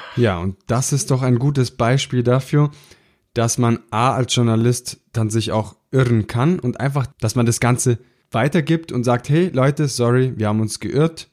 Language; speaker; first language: German; early bilingual, other home language; Italian